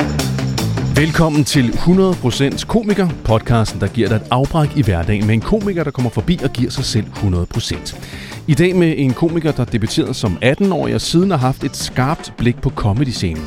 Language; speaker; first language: Danish; native; Danish